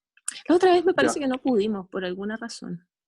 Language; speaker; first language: Spanish; native; Spanish